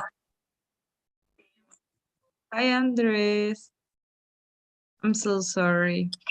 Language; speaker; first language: English; non-native, fluent; Spanish